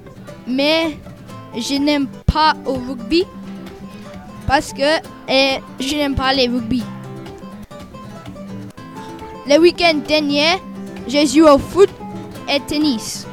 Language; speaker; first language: French; non-native, learner; English